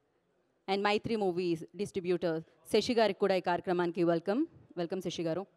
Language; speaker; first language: Telugu; native; Telugu